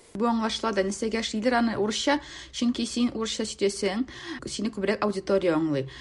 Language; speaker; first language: Tatar; native; Tatar